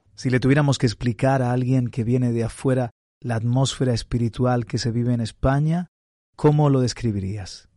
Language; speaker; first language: Spanish; native; Spanish